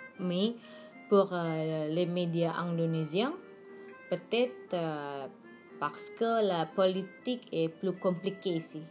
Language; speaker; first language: French; non-native, learner; Indonesian